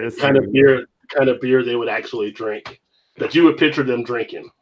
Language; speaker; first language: English; native; English